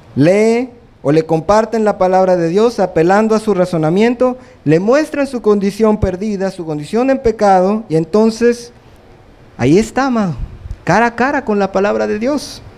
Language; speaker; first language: Spanish; native; Spanish